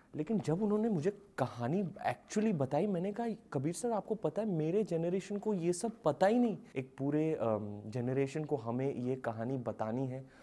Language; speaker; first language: Hindi; native; Hindi